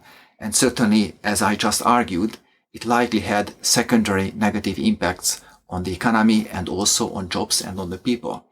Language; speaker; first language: English; non-native, fluent; Hungarian